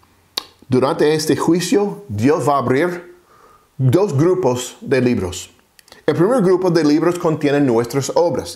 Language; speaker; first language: Spanish; non-native, fluent; English